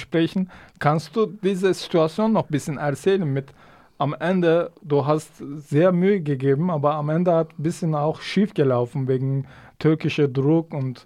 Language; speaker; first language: German; non-native, fluent; Kurdish